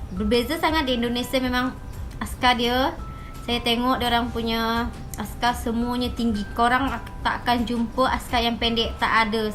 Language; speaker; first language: Malay; native; Malay